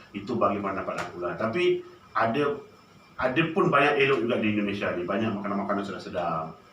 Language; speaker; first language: Malay; native; Malay